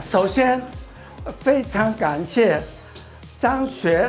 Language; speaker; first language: Chinese; non-native, local second language; Cantonese